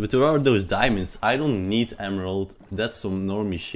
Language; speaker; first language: English; non-native, fluent; Dutch